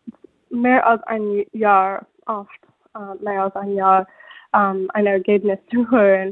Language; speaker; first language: German; non-native, fluent; English